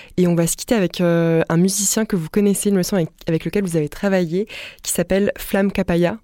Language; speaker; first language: French; native; French